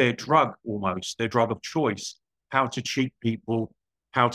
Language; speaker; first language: English; native; English